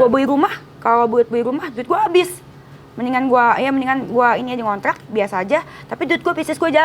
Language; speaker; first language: Indonesian; native; Indonesian